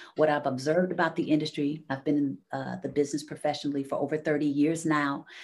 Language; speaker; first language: English; native; English